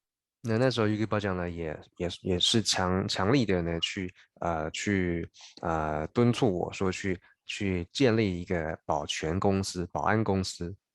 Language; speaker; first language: Chinese; native; Chinese